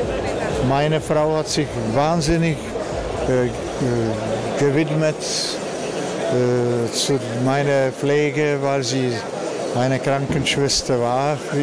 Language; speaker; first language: German; non-native, fluent; Czech